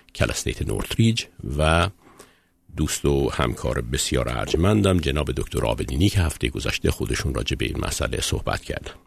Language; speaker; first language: Persian; native; Persian